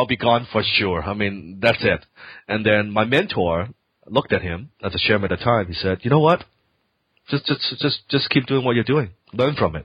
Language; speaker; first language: English; non-native, local second language; Cantonese